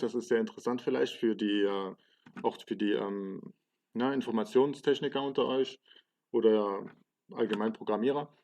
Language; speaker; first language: German; early bilingual, other home language; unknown